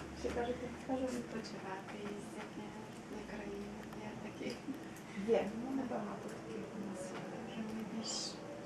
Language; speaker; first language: Ukrainian; native; Ukrainian